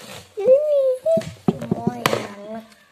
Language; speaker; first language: Indonesian; native; Indonesian